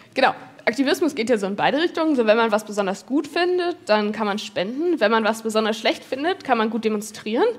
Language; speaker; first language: German; native; German